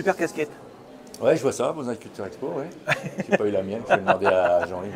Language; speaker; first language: French; native; French